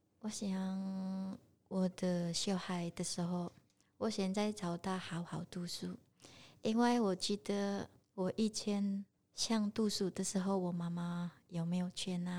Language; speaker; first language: Chinese; non-native, learner; Indonesian